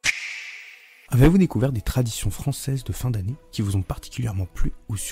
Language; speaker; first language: French; native; French